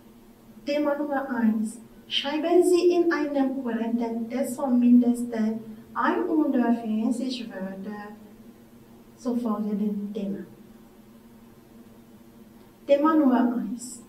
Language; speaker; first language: German; non-native, fluent; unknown